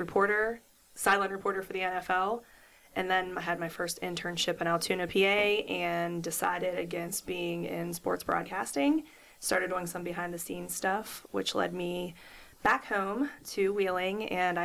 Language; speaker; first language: English; native; English